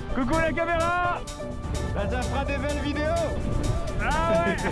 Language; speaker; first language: French; native; French